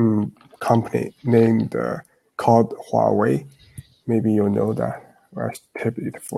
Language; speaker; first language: English; non-native, learner; Chinese